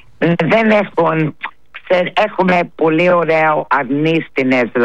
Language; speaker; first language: Greek; early bilingual, heritage; Greek